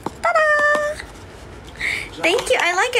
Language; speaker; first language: English; non-native, fluent; Thai